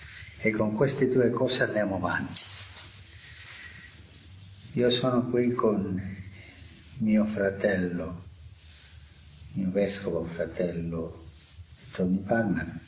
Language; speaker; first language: Italian; non-native, fluent; Spanish